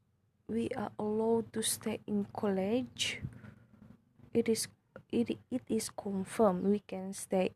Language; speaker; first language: English; non-native, local second language; Malay